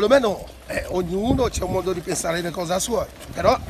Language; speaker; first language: Italian; non-native, learner; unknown